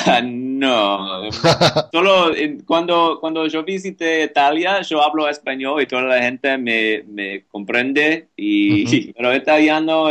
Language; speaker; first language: Spanish; non-native, learner; English